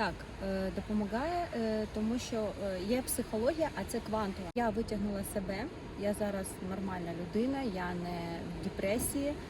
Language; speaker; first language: Ukrainian; non-native, local second language; Russian